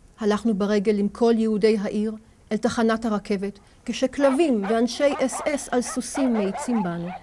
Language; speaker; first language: Hebrew; native; Hebrew